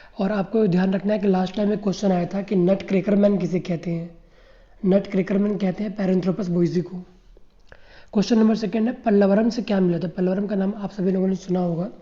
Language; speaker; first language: Hindi; native; Hindi